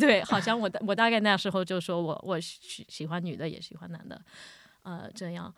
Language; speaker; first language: Chinese; early bilingual, heritage; Wu Chinese